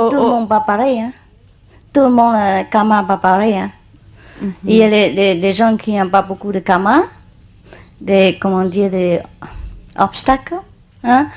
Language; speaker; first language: French; non-native, learner; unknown